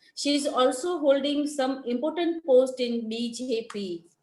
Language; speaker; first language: English; non-native, local second language; Gujarati